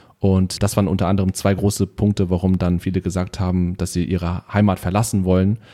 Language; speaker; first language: German; native; German